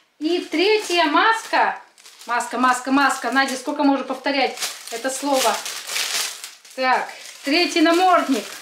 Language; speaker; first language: Russian; native; Russian